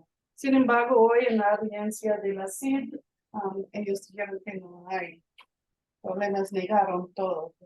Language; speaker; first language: Spanish; non-native, fluent; English